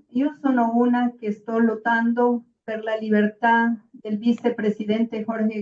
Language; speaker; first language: Italian; non-native, learner; Spanish